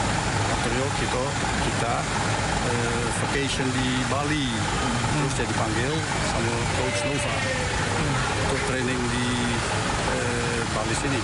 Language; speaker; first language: Indonesian; early bilingual, heritage; Dutch